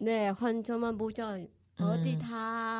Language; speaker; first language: Korean; non-native, learner; Vietnamese